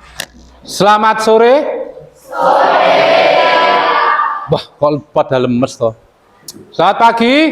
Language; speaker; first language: Indonesian; native; Indonesian